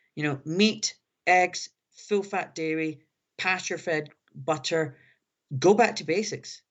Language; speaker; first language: English; native; English